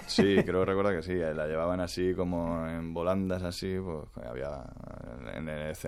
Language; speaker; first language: Spanish; native; Spanish